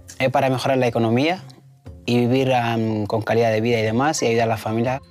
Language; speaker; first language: Spanish; non-native, fluent; Mandingo